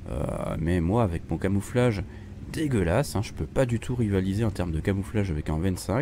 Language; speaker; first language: French; native; French